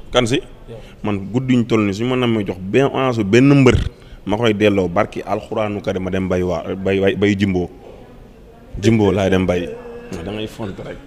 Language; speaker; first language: Wolof; native; Wolof